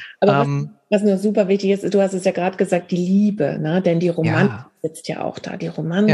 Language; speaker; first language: German; native; German